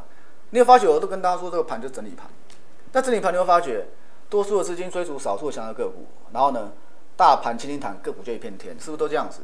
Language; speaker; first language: Chinese; native; Chinese